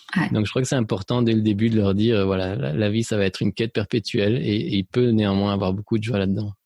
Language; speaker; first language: French; early bilingual, other home language; Spanish